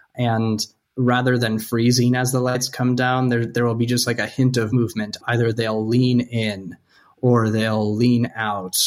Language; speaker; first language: English; native; English